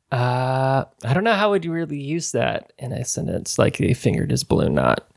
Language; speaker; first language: English; native; English